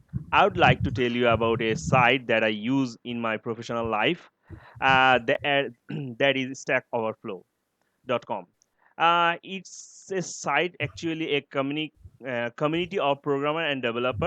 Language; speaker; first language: English; non-native, learner; Bangla